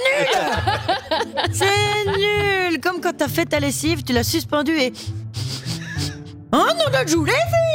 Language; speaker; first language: French; native; French